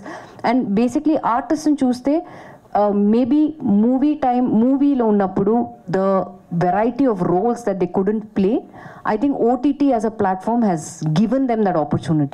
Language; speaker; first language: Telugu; non-native, fluent; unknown